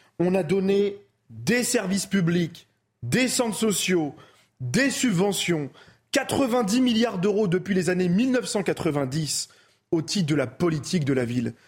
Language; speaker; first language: French; native; French